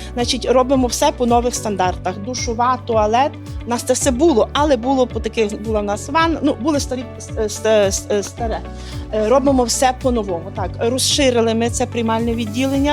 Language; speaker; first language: Ukrainian; native; Ukrainian